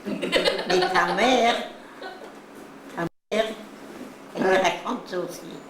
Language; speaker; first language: French; non-native, learner; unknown